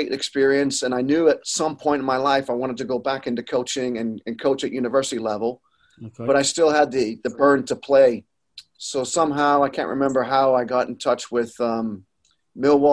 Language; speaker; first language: English; native; English